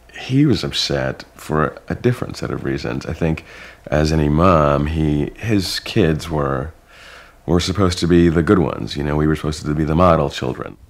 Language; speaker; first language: English; native; English